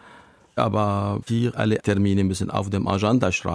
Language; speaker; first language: German; non-native, learner; Arabic